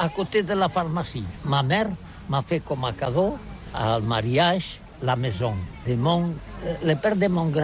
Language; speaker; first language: French; non-native, learner; Catalan